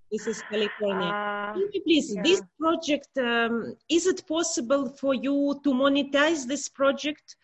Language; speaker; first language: English; non-native, learner; Russian